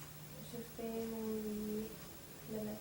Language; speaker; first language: French; non-native, learner; English